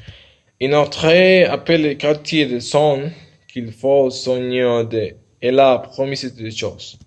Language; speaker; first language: French; non-native, learner; Spanish